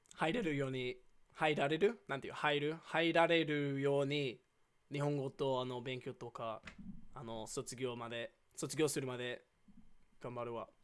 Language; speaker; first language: Japanese; non-native, learner; English